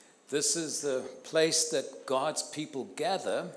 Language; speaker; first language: English; native; English